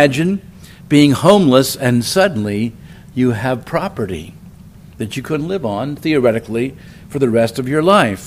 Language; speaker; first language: English; native; English